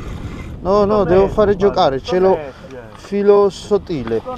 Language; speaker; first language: Italian; non-native, learner; Georgian